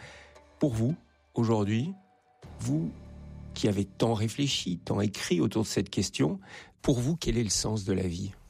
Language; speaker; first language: French; native; French